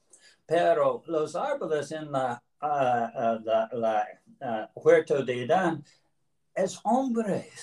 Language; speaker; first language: Spanish; non-native, learner; English